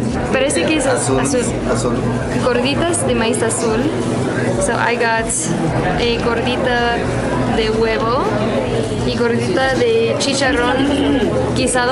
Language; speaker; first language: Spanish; non-native, fluent; English